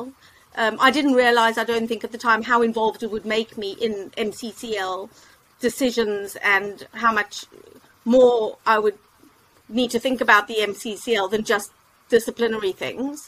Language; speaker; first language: English; native; English